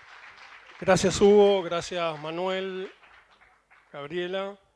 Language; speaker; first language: Spanish; native; Spanish